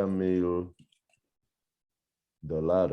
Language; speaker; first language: Spanish; non-native, learner; English